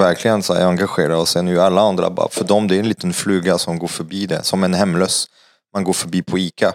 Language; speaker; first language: Swedish; non-native, fluent; French